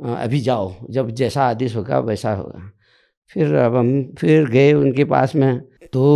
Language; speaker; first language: Hindi; native; Hindi